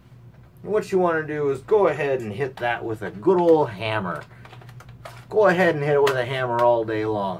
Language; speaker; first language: English; native; English